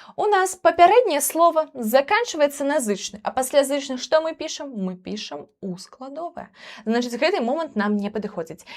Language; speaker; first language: Belarusian; non-native, local second language; Russian